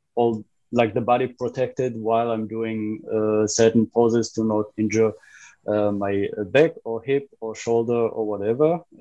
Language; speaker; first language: English; non-native, fluent; Hebrew